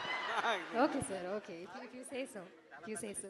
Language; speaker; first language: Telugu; non-native, learner; Malayalam